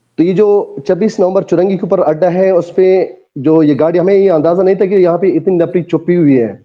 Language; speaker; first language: Urdu; non-native, local second language; Pashto